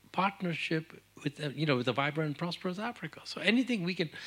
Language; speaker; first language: English; non-native, local second language; Urdu